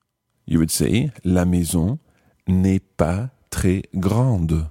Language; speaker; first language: French; non-native, fluent; English